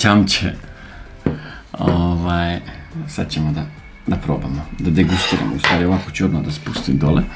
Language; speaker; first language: Serbian; native; Serbian